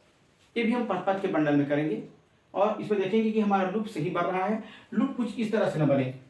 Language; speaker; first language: Hindi; native; Hindi